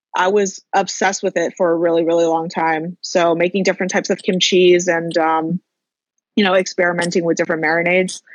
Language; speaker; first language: English; native; English